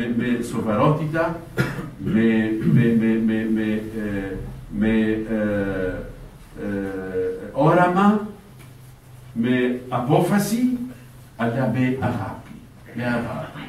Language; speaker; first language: Greek; non-native, fluent; Arabic